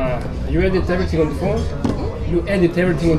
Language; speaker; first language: English; non-native, learner; Serbian